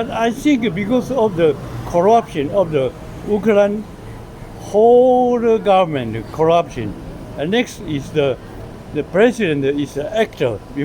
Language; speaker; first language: English; non-native, learner; Chinese